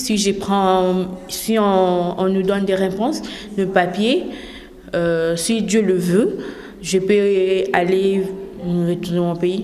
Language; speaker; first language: French; non-native, local second language; Lingala